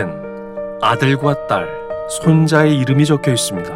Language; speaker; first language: Korean; native; Korean